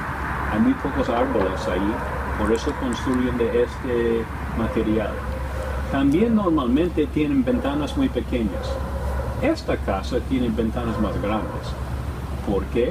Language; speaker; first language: Spanish; non-native, fluent; English